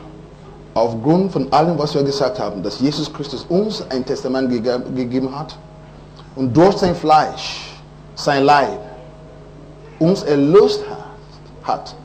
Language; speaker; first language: German; non-native, learner; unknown